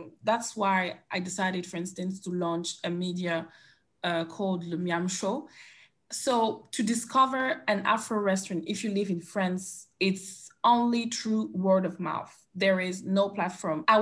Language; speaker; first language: English; non-native, local second language; French